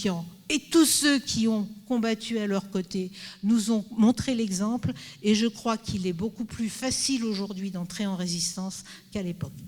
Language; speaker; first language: French; native; French